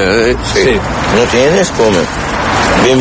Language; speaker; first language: Spanish; non-native, learner; Arabic